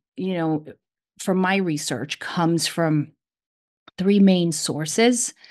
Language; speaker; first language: English; non-native, fluent; Portuguese